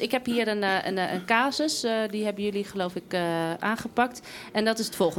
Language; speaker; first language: Dutch; native; Dutch